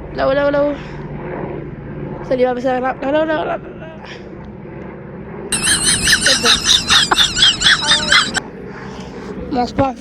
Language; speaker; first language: French; native; French